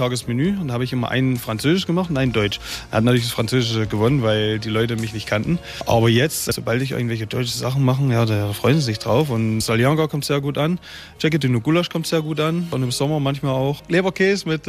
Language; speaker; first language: German; native; German